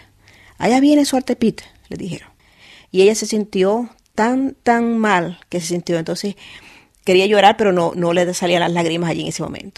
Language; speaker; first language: Spanish; native; Spanish